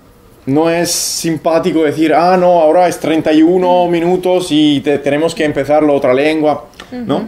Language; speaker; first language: Spanish; non-native, fluent; Italian